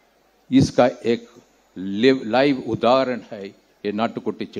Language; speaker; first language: Hindi; non-native, local second language; Tamil